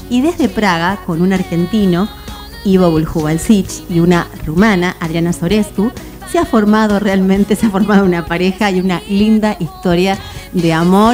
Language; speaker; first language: Spanish; native; Spanish